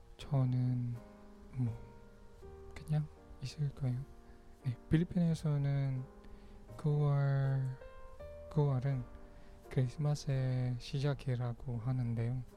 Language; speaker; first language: Korean; non-native, fluent; Pangasinan